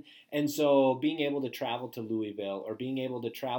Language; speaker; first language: English; native; English